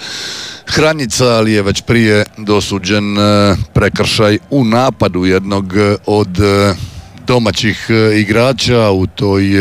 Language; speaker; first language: Serbian; native; Serbian